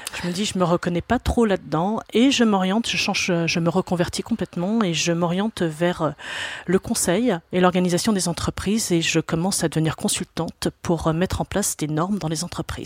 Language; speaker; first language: French; native; French